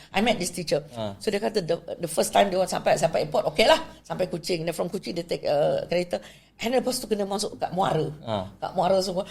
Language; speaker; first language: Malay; non-native, local second language; Iban